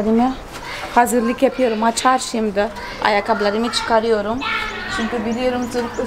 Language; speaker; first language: Turkish; non-native, fluent; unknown